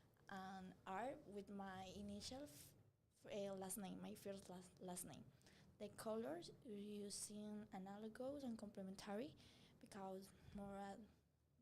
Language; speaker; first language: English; non-native, learner; Spanish